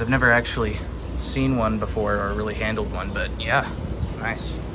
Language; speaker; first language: English; native; English